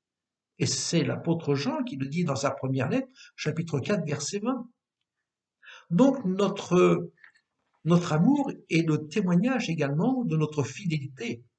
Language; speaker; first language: French; native; French